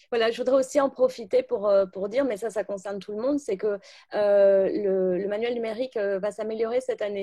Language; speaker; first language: French; native; French